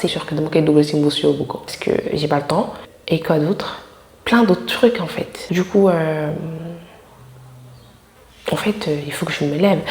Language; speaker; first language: French; non-native, local second language; Wolof